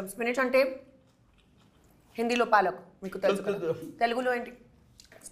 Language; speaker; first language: Telugu; non-native, fluent; Hindi